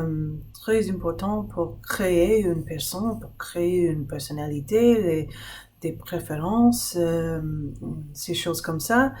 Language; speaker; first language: French; non-native, fluent; English